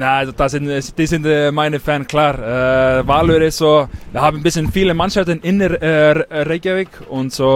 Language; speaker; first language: German; non-native, learner; Icelandic